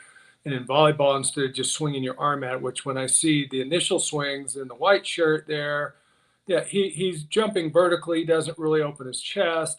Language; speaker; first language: English; native; English